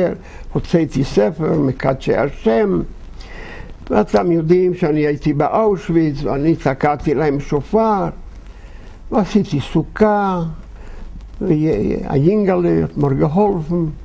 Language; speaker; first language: Hebrew; non-native, fluent; Yiddish